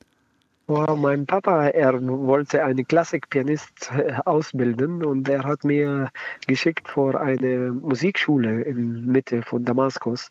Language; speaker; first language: German; non-native, learner; Arabic